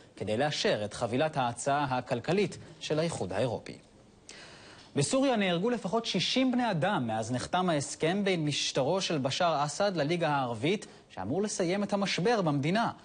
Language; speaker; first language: Hebrew; native; Hebrew